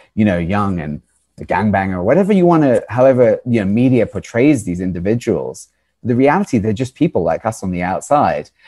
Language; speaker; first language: English; native; English